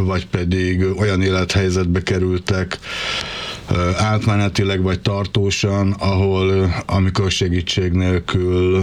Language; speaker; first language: Hungarian; native; Hungarian